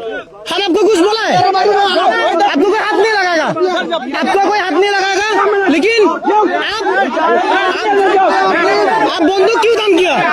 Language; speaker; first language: Hindi; non-native, learner; Bangla